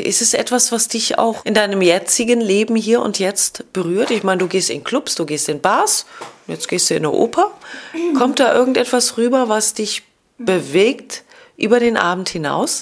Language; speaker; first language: German; native; German